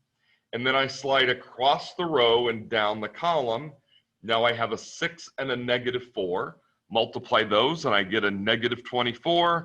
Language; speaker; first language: English; native; English